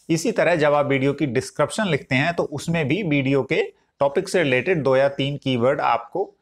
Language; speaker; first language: Hindi; native; Hindi